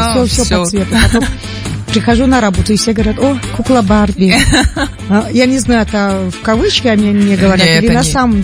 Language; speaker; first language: Russian; non-native, local second language; Tajik